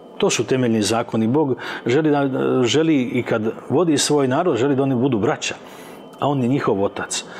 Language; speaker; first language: Croatian; native; Croatian